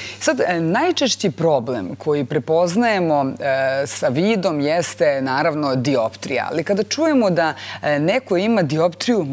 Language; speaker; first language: Bosnian; native; Bosnian